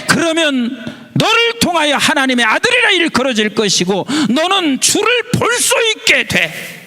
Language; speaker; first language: Korean; native; Korean